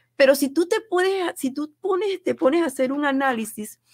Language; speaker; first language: Spanish; native; Spanish